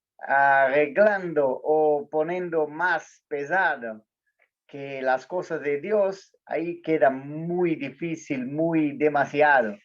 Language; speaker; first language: Spanish; non-native, fluent; Portuguese